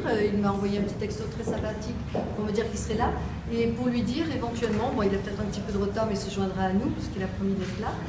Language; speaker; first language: French; native; French